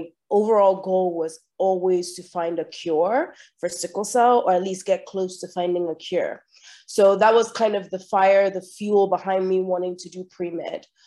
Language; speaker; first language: English; non-native, local second language; Yoruba